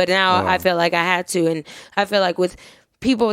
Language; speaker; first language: English; native; English